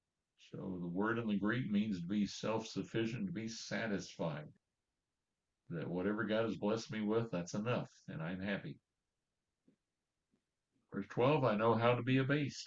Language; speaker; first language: English; native; English